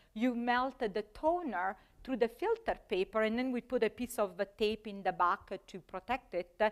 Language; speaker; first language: English; non-native, fluent; Italian